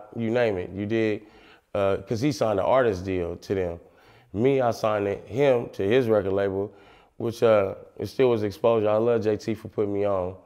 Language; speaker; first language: English; native; English